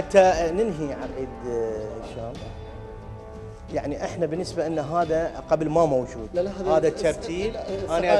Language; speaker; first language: Arabic; native; Arabic